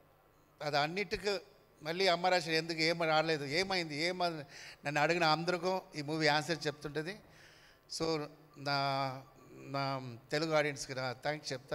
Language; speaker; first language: Telugu; non-native, learner; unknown